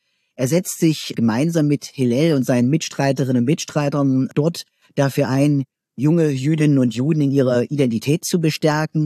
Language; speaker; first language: German; native; German